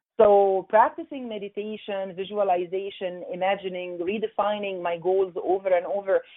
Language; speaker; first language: English; non-native, fluent; Arabic